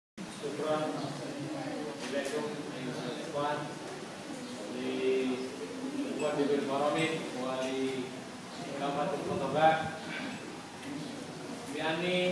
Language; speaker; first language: Arabic; non-native, learner; Indonesian